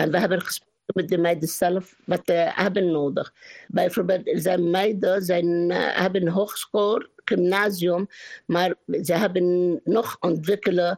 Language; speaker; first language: Dutch; non-native, learner; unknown